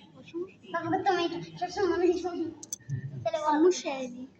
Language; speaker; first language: Italian; early bilingual, other home language; Bangla